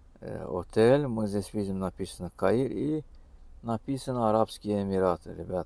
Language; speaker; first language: Russian; non-native, fluent; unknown